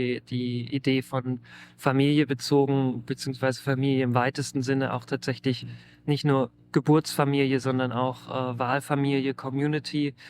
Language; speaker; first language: German; native; German